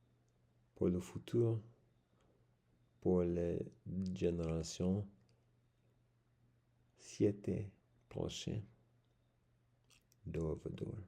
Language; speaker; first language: French; non-native, learner; English